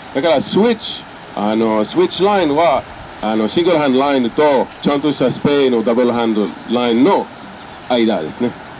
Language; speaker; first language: Japanese; non-native, fluent; French